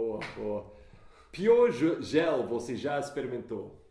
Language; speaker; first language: Portuguese; non-native, fluent; English